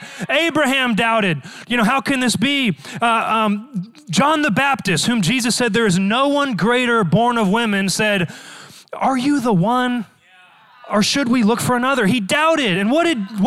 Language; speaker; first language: English; native; English